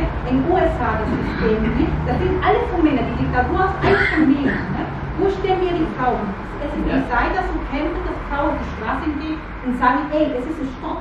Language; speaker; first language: German; non-native, fluent; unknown